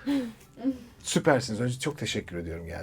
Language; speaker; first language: Turkish; native; Turkish